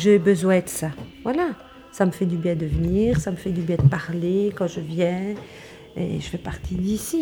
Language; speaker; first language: French; early bilingual, other home language; Italian